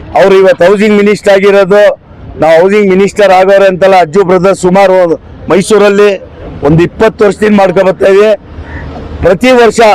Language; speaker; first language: Kannada; non-native, local second language; Urdu